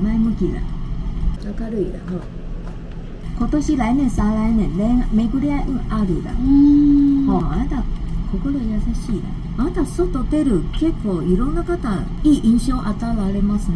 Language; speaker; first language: Japanese; non-native, learner; Chinese